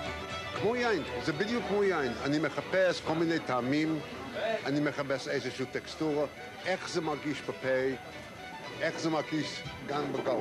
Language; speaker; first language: Hebrew; non-native, fluent; English